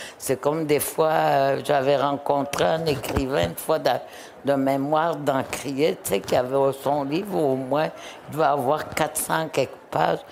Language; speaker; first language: French; non-native, local second language; Innu-aimun